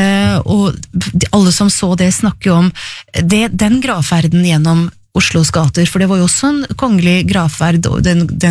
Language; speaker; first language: Norwegian; native; Norwegian